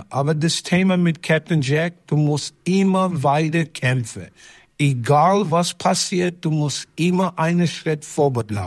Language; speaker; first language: German; non-native, learner; English